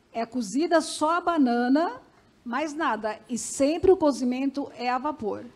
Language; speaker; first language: Portuguese; early bilingual, other home language; Macedonian